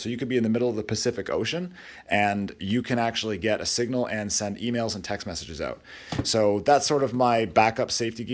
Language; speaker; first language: English; native; English